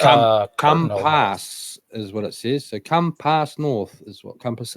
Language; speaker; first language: English; native; English